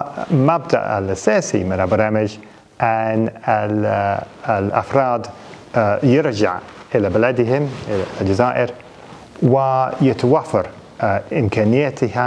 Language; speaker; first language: Arabic; non-native, fluent; English